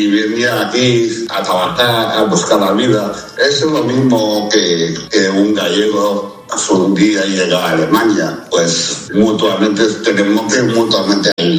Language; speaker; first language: Spanish; early bilingual, other home language; Chinese